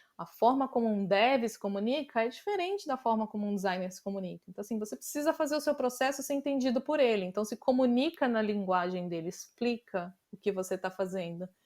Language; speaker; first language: Portuguese; native; Portuguese